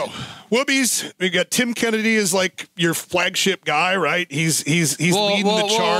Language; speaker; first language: English; native; English